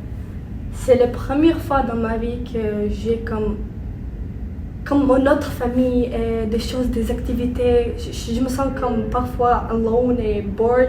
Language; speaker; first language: French; non-native, learner; Arabic